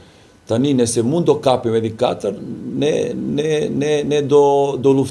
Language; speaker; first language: Albanian; non-native, learner; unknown